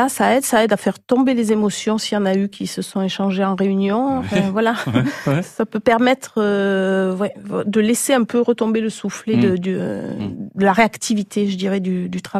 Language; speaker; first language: French; native; French